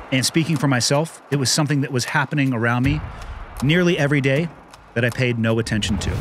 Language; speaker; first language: English; native; English